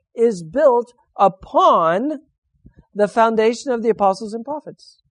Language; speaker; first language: English; native; English